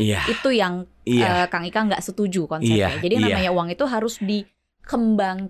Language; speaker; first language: Indonesian; native; Indonesian